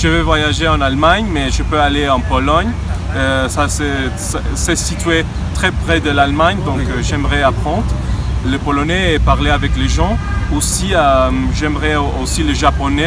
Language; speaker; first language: French; non-native, fluent; Spanish